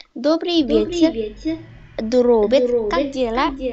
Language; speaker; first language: Russian; non-native, learner; Vietnamese